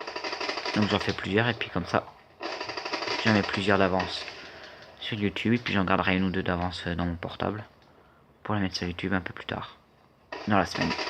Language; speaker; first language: French; native; French